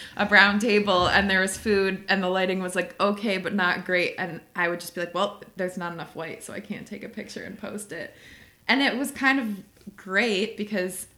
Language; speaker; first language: English; native; English